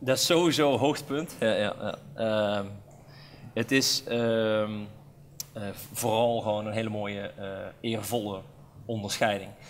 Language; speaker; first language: Dutch; native; Dutch